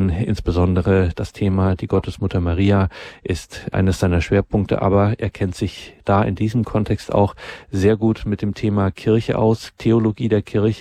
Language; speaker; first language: German; native; German